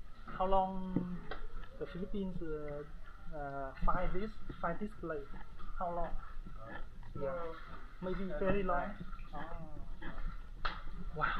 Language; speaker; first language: English; non-native, learner; Vietnamese